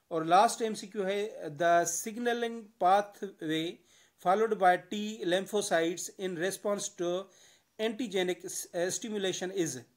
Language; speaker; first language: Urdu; non-native, local second language; Sindhi